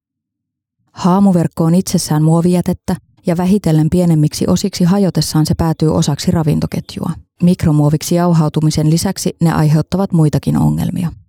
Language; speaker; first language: Finnish; native; Finnish